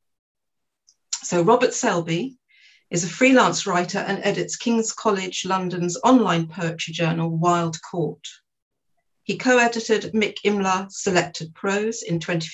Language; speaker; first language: English; native; English